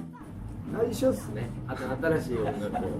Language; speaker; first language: Japanese; native; Japanese